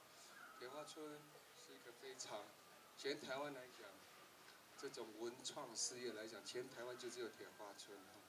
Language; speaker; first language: Chinese; native; Chinese